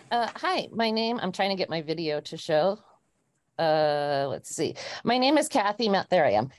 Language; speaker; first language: English; native; English